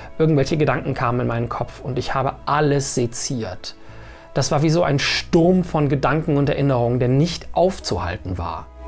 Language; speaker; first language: German; native; German